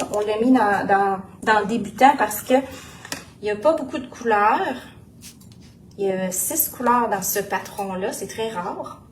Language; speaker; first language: French; native; French